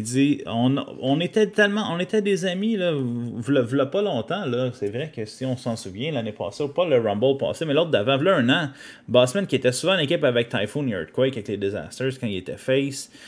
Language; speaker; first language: French; native; French